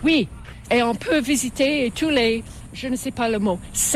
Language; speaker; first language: French; non-native, fluent; English